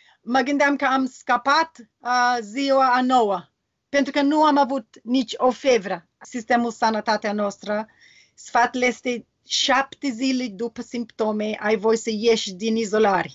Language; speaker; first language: Romanian; non-native, learner; English